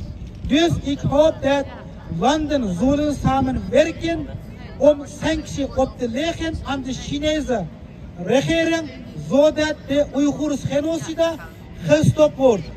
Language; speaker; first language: Dutch; non-native, fluent; Uyghur